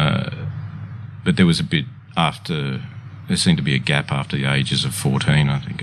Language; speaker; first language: English; native; English